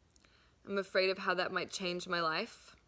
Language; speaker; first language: English; native; English